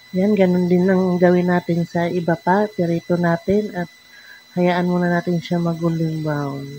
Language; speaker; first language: Filipino; non-native, local second language; Cebuano